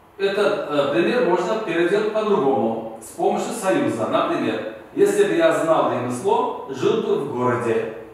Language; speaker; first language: Russian; non-native, local second language; Uzbek